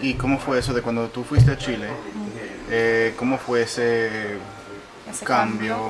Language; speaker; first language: Spanish; native; Spanish